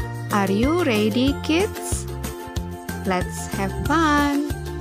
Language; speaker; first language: English; non-native, fluent; Indonesian